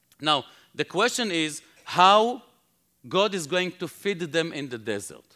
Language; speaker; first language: English; non-native, fluent; Hebrew